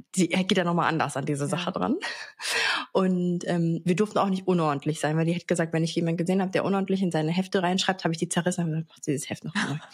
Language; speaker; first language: German; early bilingual, other home language; Arabic